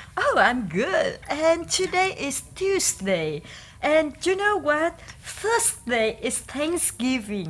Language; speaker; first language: English; non-native, learner; Vietnamese